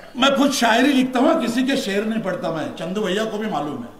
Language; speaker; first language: Hindi; non-native, local second language; Marathi